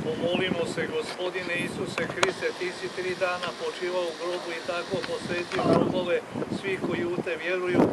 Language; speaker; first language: Croatian; native; Croatian